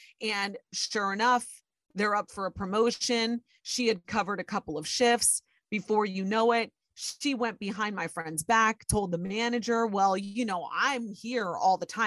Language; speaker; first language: English; early bilingual, other home language; Spanish